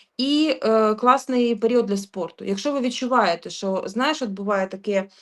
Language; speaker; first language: Ukrainian; native; Ukrainian